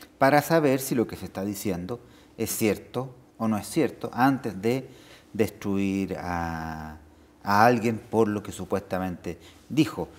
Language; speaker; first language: Spanish; native; Spanish